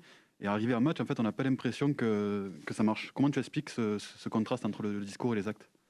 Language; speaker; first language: French; native; French